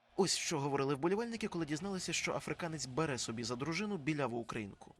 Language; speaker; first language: Ukrainian; native; Ukrainian